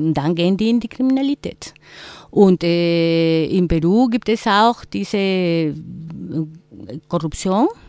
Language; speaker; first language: German; non-native, fluent; Spanish